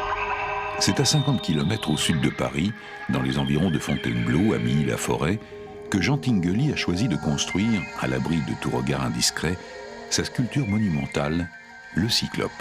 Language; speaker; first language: French; native; French